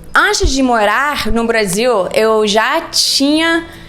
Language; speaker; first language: Portuguese; non-native, learner; English